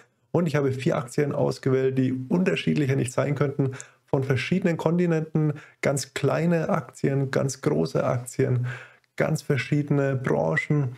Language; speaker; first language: German; native; German